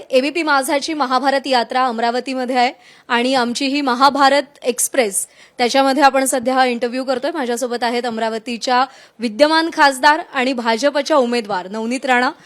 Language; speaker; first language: Marathi; native; Marathi